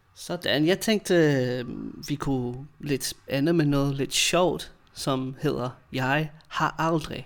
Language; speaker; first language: Danish; non-native, fluent; English